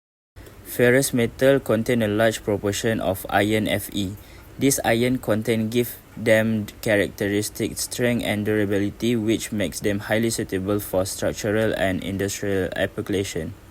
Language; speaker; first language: English; non-native, local second language; Malay